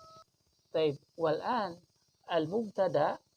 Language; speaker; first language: Arabic; non-native, fluent; Indonesian